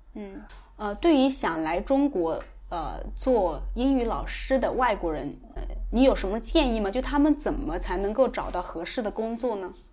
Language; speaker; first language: Chinese; native; Chinese